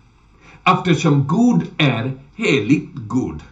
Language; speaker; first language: Swedish; non-native, learner; Urdu